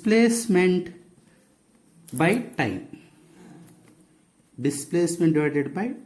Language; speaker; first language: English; non-native, local second language; Kannada